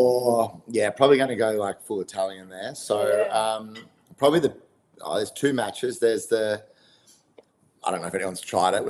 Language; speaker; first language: English; native; English